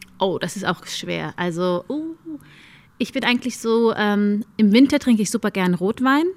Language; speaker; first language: German; early bilingual, other home language; Amharic